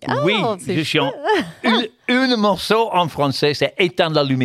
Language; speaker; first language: French; non-native, fluent; English